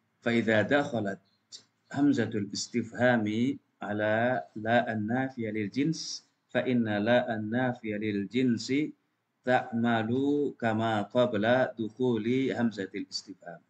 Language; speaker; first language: Arabic; non-native, fluent; Indonesian